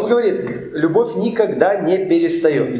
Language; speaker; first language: Polish; non-native, learner; Russian